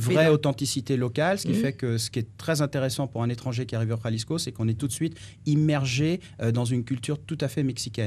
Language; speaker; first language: French; native; French